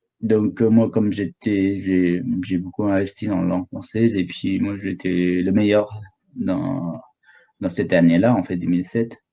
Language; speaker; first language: French; non-native, fluent; Sherpa